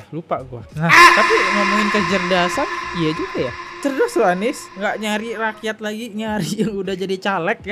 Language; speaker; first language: Indonesian; native; Indonesian